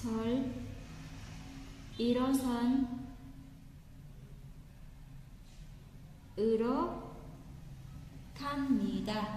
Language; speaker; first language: Korean; non-native, fluent; Vietnamese